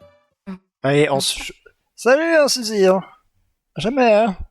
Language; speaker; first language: French; native; French